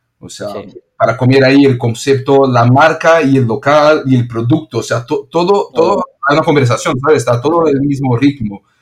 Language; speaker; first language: Spanish; non-native, fluent; Portuguese